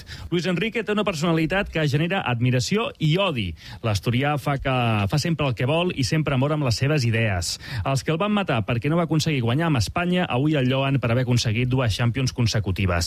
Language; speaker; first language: Catalan; native; Catalan